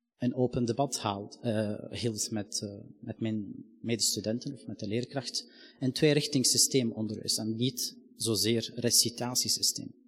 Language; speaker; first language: Dutch; non-native, fluent; Arabic